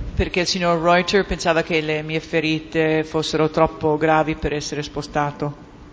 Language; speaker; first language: Italian; native; Italian